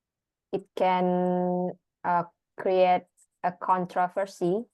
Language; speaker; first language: English; non-native, learner; Indonesian